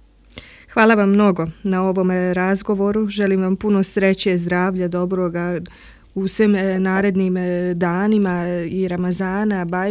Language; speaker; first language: Croatian; native; Croatian